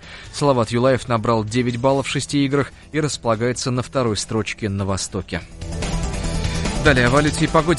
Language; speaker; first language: Russian; native; Russian